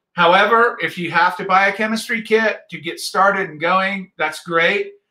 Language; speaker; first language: English; native; English